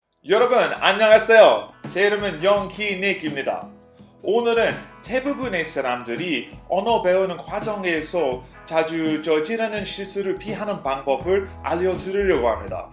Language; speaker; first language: Korean; non-native, fluent; English